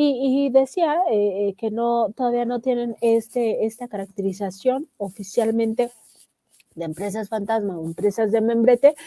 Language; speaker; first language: Spanish; native; Spanish